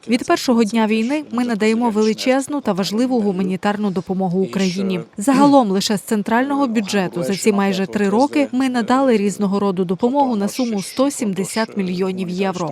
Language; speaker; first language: Ukrainian; native; Ukrainian